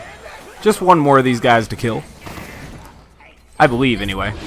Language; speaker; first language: English; native; English